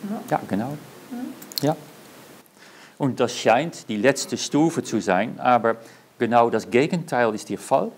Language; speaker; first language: German; non-native, learner; Dutch